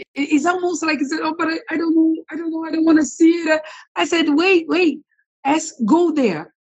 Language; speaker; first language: English; non-native, fluent; Portuguese